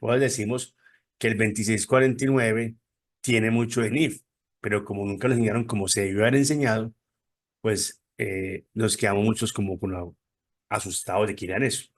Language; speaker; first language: Spanish; native; Spanish